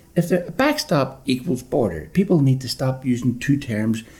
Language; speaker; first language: English; native; English